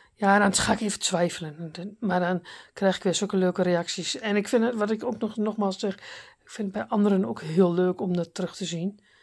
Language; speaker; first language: Dutch; native; Dutch